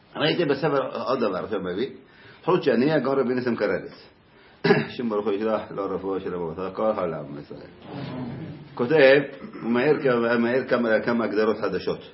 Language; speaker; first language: Hebrew; native; Hebrew